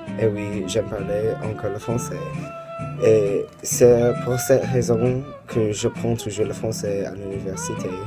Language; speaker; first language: French; non-native, learner; English